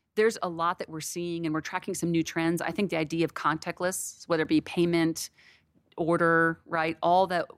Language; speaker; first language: English; native; English